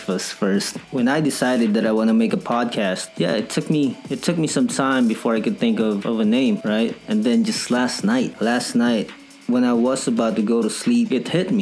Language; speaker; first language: English; non-native, local second language; Filipino